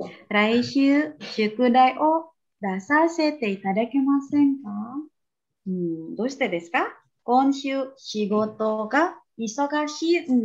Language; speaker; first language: Japanese; non-native, fluent; Indonesian